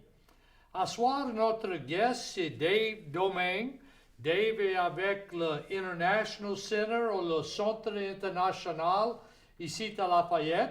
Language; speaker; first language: French; native; French